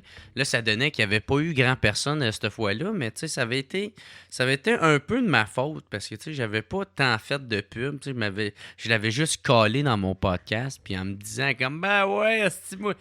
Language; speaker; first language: French; native; French